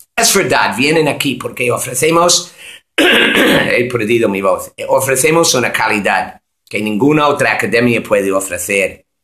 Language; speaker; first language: Spanish; non-native, fluent; English